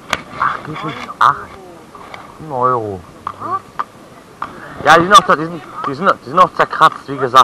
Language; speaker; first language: German; native; German